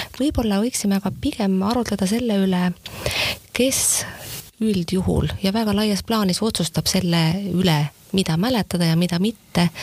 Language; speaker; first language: Estonian; native; Estonian